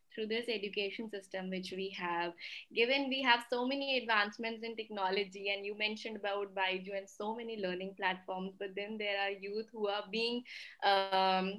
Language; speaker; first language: English; non-native, local second language; Hindi